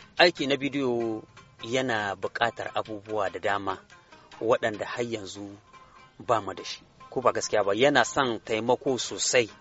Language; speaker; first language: Hausa; native; Hausa